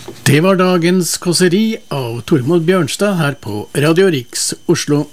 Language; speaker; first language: Norwegian; native; Norwegian